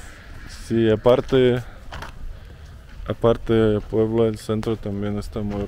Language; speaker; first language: Spanish; non-native, fluent; Russian